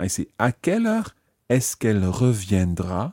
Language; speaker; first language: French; non-native, fluent; English